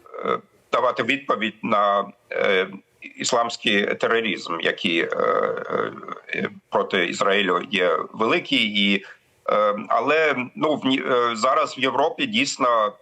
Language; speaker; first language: Ukrainian; non-native, fluent; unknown